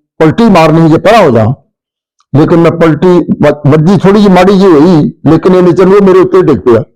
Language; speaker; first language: Punjabi; native; Punjabi